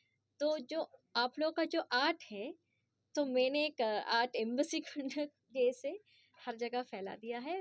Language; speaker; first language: Hindi; non-native, fluent; Sinhala